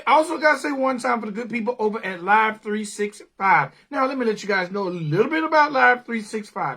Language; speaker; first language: English; native; English